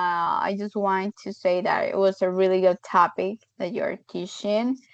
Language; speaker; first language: English; non-native, fluent; Spanish